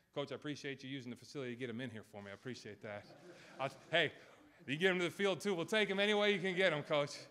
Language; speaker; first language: English; native; English